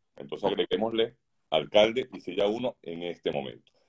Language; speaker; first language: Spanish; native; Spanish